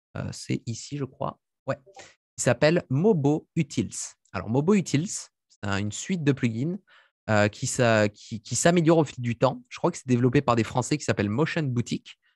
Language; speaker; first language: French; native; French